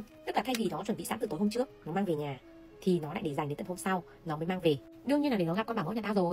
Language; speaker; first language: Vietnamese; native; Vietnamese